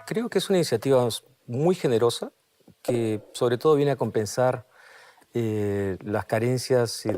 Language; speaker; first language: Spanish; native; Spanish